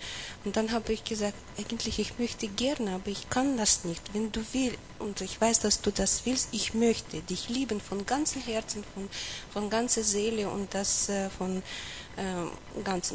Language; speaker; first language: German; non-native, learner; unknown